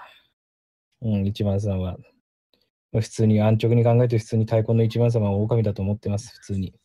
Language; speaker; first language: Japanese; native; Japanese